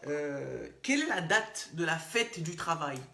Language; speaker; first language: French; native; French